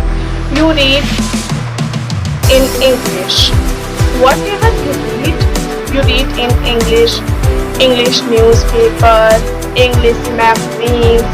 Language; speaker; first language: English; non-native, learner; Hindi